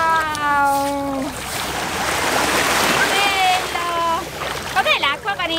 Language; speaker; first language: Italian; native; Italian